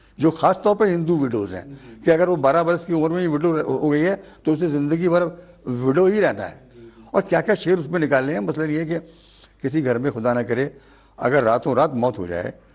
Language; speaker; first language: Hindi; native; Hindi